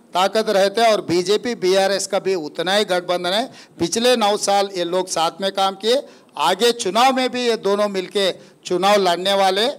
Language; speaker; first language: Hindi; non-native, local second language; Telugu